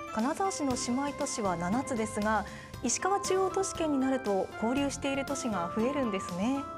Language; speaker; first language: Japanese; native; Japanese